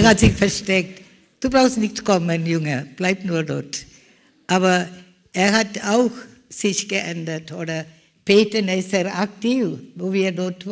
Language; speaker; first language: German; non-native, learner; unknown